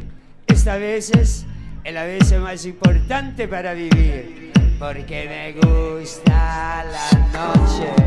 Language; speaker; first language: Spanish; non-native, learner; Italian